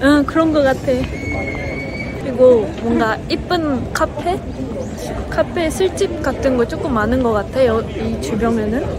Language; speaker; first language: Korean; non-native, fluent; Japanese